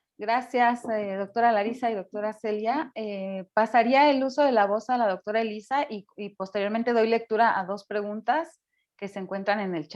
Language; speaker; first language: Spanish; native; Spanish